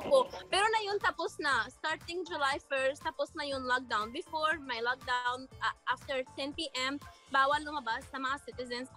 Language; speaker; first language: Filipino; non-native, learner; Arabic